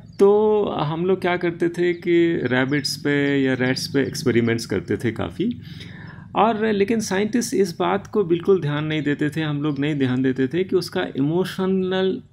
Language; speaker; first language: Hindi; native; Hindi